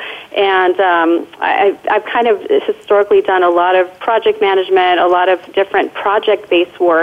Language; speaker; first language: English; native; English